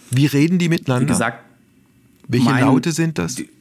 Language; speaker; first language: German; native; German